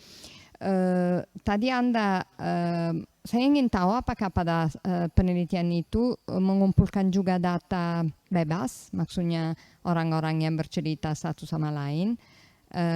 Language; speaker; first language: Indonesian; non-native, fluent; Italian